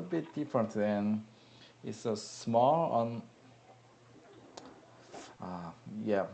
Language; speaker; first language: English; non-native, learner; Korean